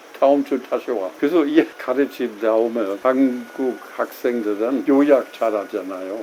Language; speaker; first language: Korean; non-native, fluent; German